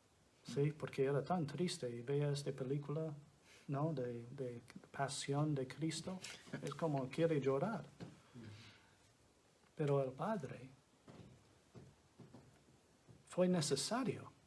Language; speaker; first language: Spanish; non-native, fluent; English